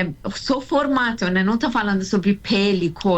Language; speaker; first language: Portuguese; non-native, learner; Persian